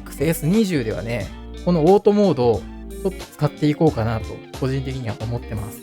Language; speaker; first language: Japanese; native; Japanese